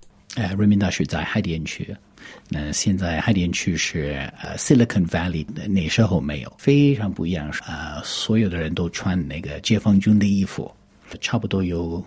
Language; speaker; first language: Chinese; non-native, fluent; English